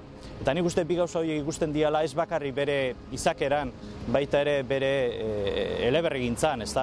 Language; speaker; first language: Basque; native; Basque